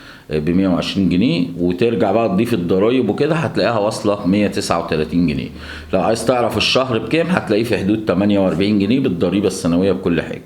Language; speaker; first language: Arabic; native; Arabic